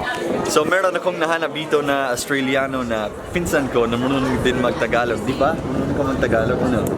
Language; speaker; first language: Filipino; non-native, fluent; English